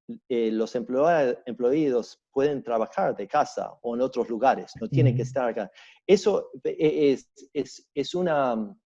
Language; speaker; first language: Spanish; early bilingual, heritage; Spanish